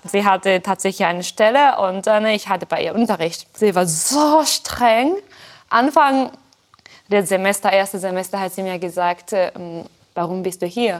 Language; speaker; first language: German; non-native, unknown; Japanese